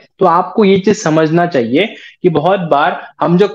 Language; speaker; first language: Hindi; native; Hindi